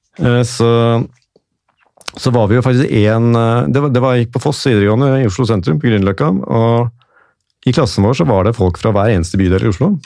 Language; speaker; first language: Norwegian; native; Norwegian